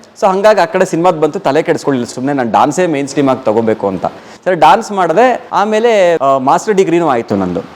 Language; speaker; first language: Kannada; non-native, local second language; Telugu